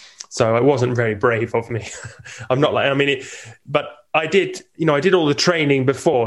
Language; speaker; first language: English; native; English